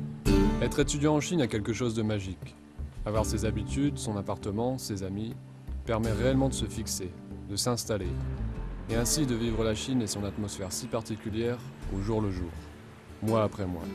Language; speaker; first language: French; native; French